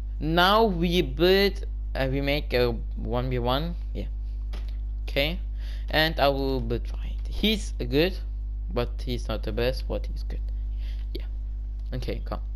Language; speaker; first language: English; non-native, learner; German